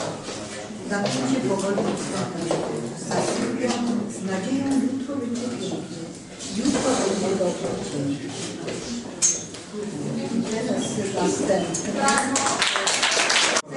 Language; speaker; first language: Polish; native; Polish